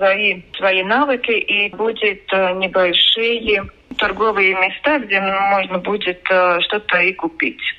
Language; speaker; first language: Russian; non-native, local second language; Latvian